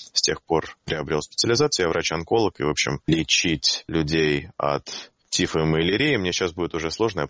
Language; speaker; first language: Russian; native; Russian